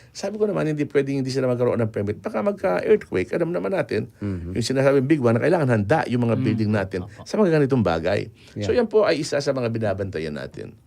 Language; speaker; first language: Filipino; non-native, local second language; Pampanga